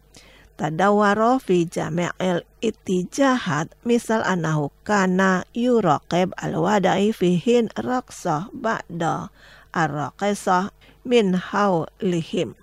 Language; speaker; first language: Arabic; non-native, fluent; Indonesian